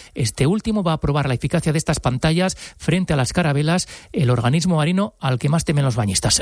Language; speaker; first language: Spanish; native; Spanish